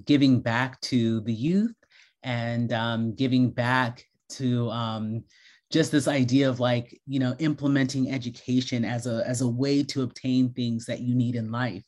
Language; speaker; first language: English; native; English